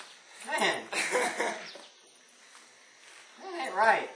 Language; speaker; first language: English; native; English